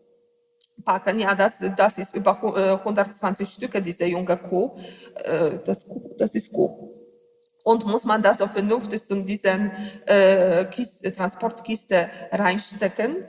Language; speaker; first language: German; non-native, learner; Polish